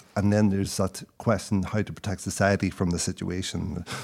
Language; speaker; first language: English; native; English